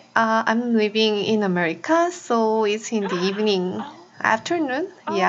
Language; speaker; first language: English; non-native, fluent; Korean